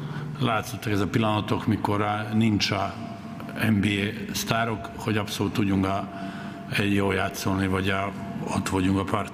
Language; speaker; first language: Hungarian; non-native, learner; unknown